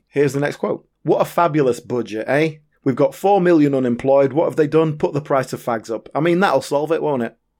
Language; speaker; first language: English; native; English